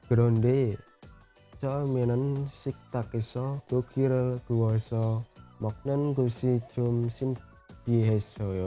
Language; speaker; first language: Korean; non-native, learner; Indonesian